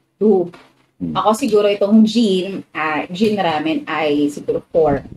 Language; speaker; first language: Filipino; native; Filipino